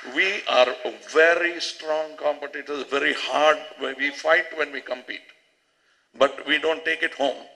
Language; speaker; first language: English; non-native, local second language; Tamil